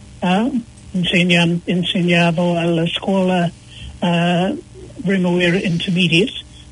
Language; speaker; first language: Italian; non-native, fluent; English